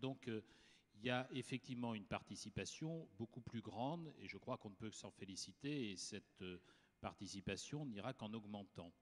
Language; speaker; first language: French; native; French